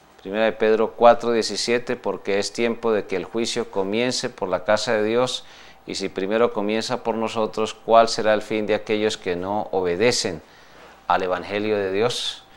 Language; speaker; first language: Spanish; native; Spanish